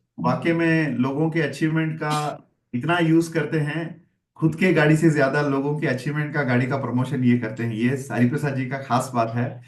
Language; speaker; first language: Hindi; non-native, local second language; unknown